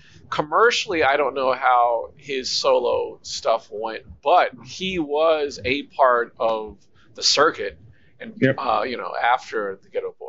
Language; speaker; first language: English; native; English